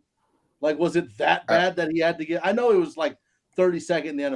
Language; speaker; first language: English; native; English